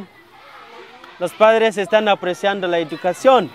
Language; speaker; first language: Spanish; non-native, fluent; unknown